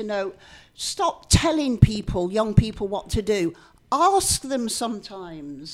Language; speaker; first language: English; native; English